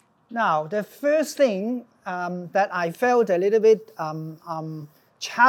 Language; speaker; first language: English; non-native, local second language; Cantonese